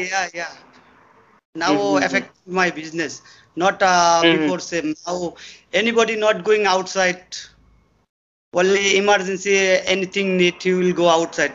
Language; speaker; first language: English; non-native, learner; Bangla